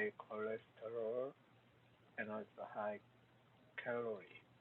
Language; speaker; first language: English; non-native, learner; Korean